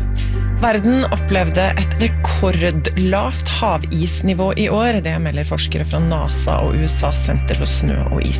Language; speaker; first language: Norwegian; native; Norwegian